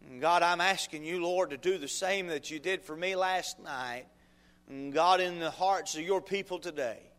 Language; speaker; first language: English; native; English